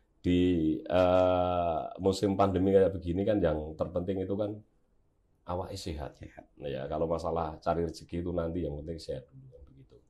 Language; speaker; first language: Indonesian; native; Indonesian